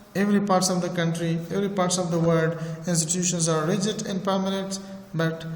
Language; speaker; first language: English; non-native, fluent; Persian